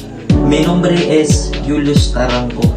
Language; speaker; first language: Spanish; non-native, learner; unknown